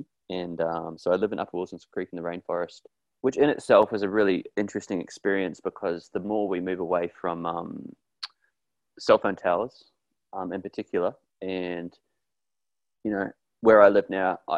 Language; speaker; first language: English; native; English